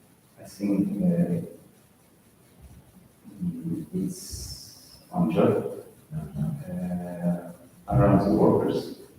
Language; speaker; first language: English; non-native, learner; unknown